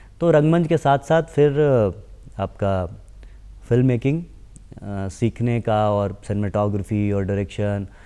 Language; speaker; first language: Hindi; native; Hindi